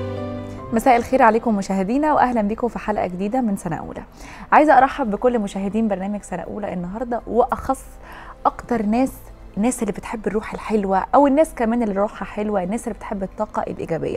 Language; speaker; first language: Arabic; native; Arabic